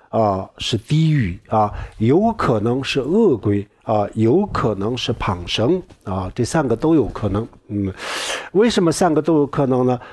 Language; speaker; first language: Chinese; non-native, local second language; Tibetan